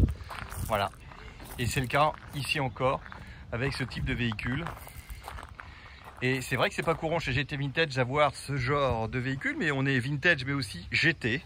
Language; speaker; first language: French; native; French